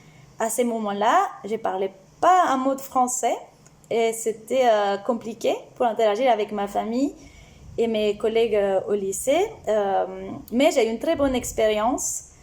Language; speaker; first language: French; non-native, fluent; Spanish